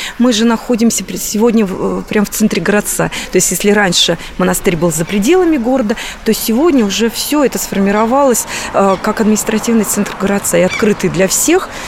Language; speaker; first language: Russian; native; Russian